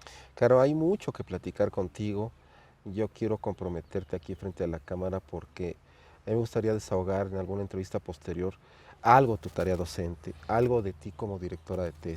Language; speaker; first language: Spanish; native; Spanish